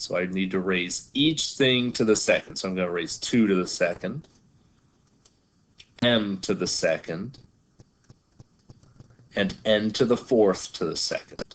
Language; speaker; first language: English; native; English